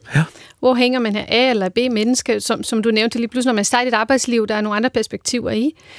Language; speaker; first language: Danish; non-native, fluent; Portuguese